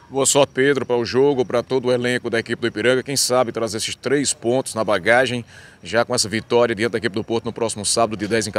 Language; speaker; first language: Portuguese; native; Portuguese